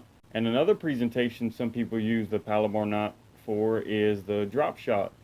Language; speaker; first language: English; native; English